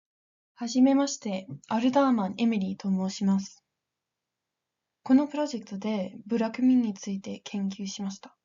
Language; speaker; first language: Japanese; non-native, learner; English